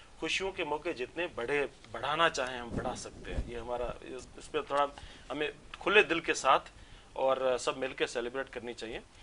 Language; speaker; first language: Urdu; non-native, local second language; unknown